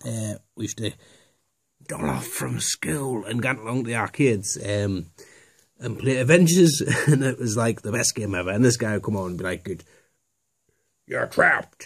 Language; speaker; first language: English; native; English